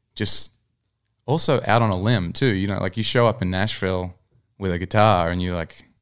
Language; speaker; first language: English; native; English